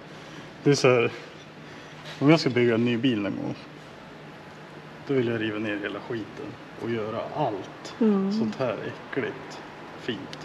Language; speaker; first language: Swedish; native; Swedish